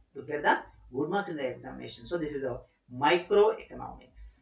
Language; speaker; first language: English; non-native, local second language; Telugu